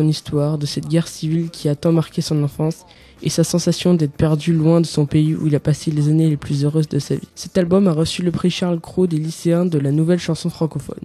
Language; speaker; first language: French; native; French